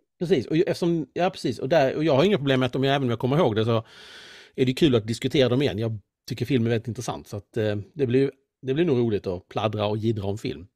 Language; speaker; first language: Swedish; native; Swedish